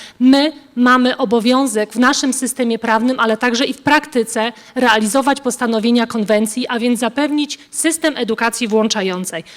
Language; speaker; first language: Polish; native; Polish